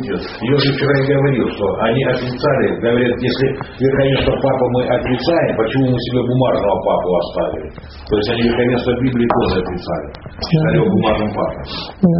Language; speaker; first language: Russian; native; Russian